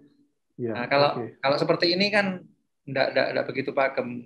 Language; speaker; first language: Indonesian; native; Indonesian